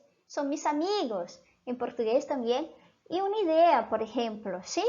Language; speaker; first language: Spanish; non-native, fluent; Portuguese